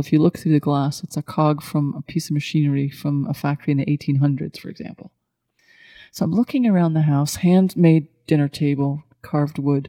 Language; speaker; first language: English; native; English